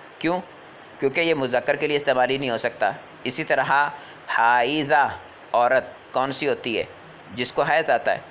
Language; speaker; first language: Urdu; native; Urdu